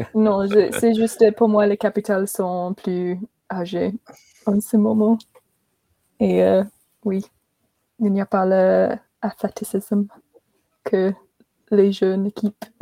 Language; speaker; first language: French; non-native, learner; English